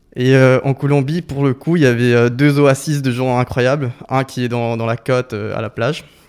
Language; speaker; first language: French; non-native, fluent; Spanish